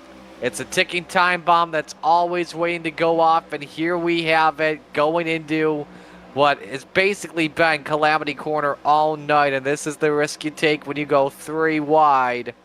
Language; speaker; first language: English; native; English